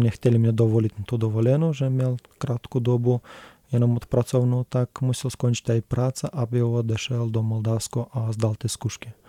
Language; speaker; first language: Czech; non-native, learner; Romanian